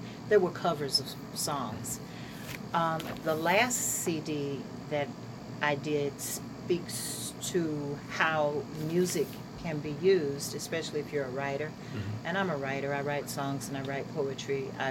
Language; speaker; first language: English; native; English